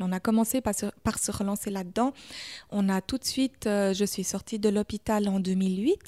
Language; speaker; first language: French; early bilingual, other home language; German